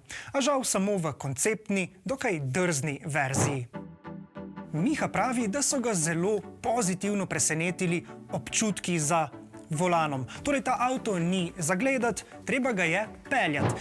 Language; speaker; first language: Slovenian; native; Slovenian